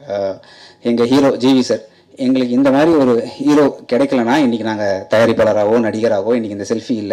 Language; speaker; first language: Tamil; native; Tamil